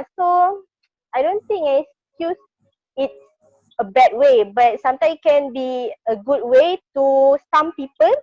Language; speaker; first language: English; non-native, learner; Malay